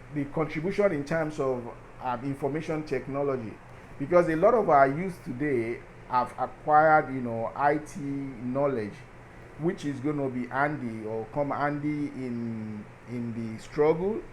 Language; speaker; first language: English; non-native, local second language; Yoruba